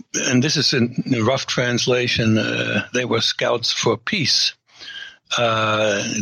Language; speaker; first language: English; non-native, fluent; German